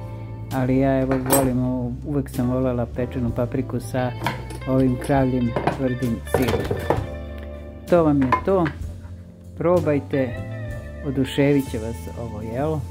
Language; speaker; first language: Serbian; native; Serbian